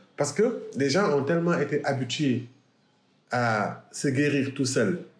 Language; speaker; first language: French; non-native, local second language; Wolof